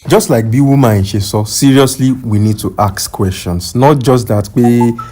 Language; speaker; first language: English; non-native, local second language; Yoruba